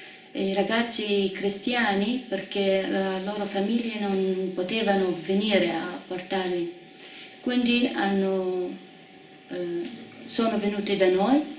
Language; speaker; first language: Italian; non-native, fluent; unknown